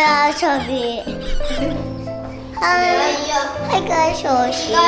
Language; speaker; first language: Japanese; early bilingual, heritage; Japanese